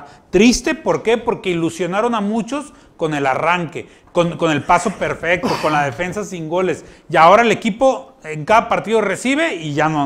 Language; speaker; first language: Spanish; native; Spanish